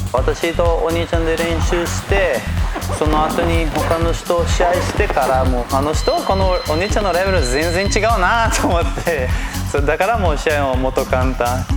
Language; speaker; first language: Japanese; non-native, learner; Portuguese